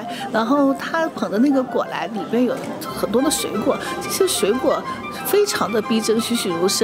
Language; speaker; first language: Chinese; native; Chinese